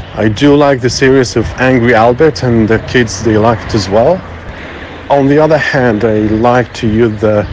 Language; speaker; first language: English; non-native, fluent; Arabic